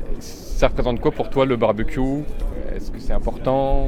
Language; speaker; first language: French; native; French